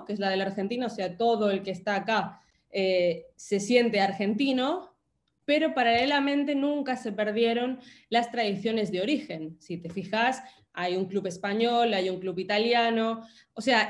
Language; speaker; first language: Spanish; native; Spanish